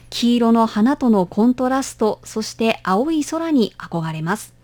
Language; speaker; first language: Japanese; native; Japanese